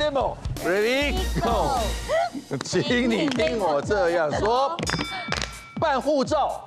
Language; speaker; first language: Chinese; native; Chinese